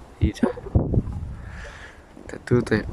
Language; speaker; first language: Polish; native; Polish